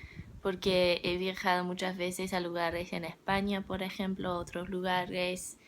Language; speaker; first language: Spanish; non-native, learner; English